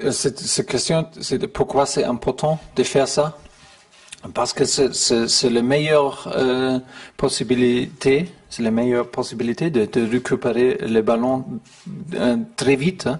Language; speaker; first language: French; non-native, learner; German